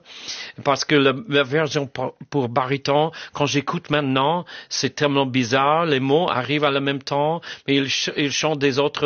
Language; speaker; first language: French; non-native, fluent; English